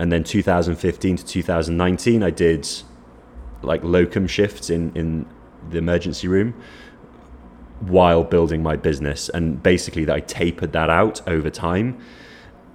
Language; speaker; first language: English; native; English